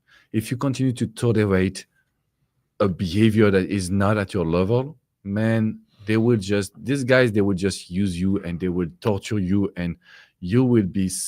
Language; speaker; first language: English; non-native, fluent; French